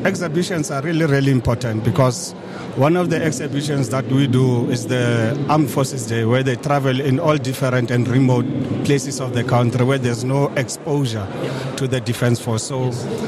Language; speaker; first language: English; non-native, local second language; Northern Sotho